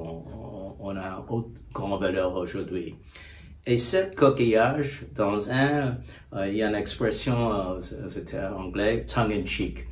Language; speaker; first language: French; non-native, fluent; English